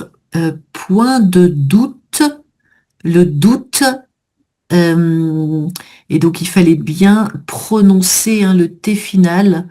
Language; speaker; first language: French; native; French